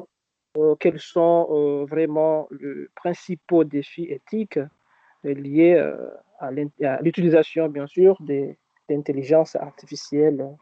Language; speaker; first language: French; non-native, local second language; Arabic